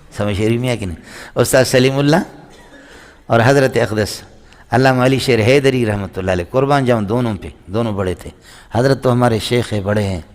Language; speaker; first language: Urdu; non-native, local second language; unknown